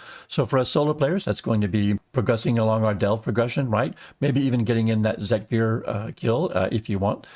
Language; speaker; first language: English; native; English